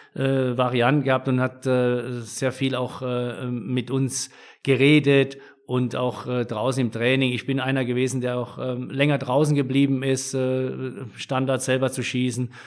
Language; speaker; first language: German; native; German